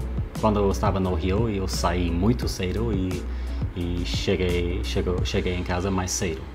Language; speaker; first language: Portuguese; non-native, learner; English